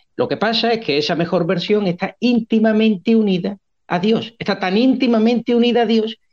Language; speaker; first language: Spanish; native; Spanish